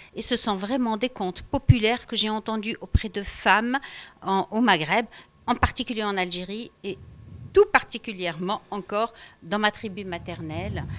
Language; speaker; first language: French; native; French